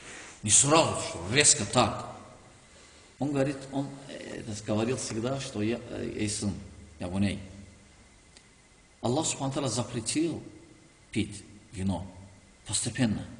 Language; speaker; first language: Russian; non-native, learner; Azerbaijani